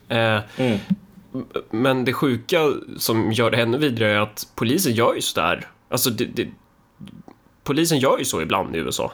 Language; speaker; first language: Swedish; native; Swedish